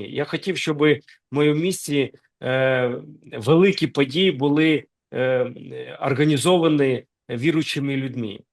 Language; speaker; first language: Ukrainian; non-native, local second language; Russian